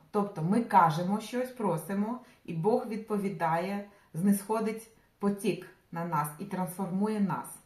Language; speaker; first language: Ukrainian; non-native, local second language; Russian